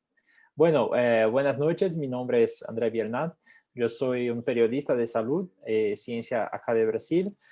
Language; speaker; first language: Spanish; non-native, fluent; Portuguese